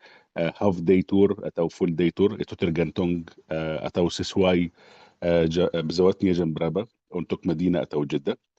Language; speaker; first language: Indonesian; non-native, fluent; Arabic